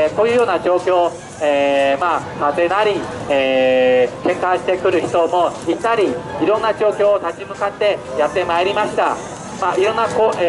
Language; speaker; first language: Japanese; non-native, fluent; Chinese